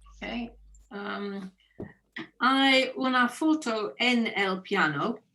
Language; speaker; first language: Spanish; non-native, learner; English